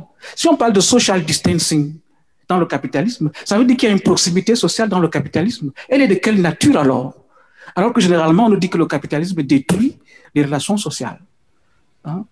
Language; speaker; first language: French; native; French